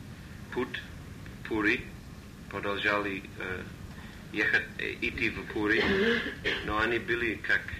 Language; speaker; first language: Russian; non-native, learner; English